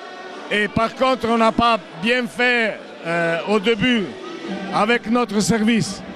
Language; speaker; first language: French; non-native, fluent; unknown